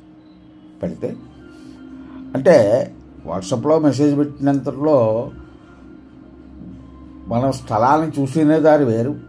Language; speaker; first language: Telugu; native; Telugu